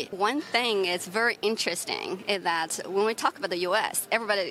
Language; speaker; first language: English; non-native, fluent; Chinese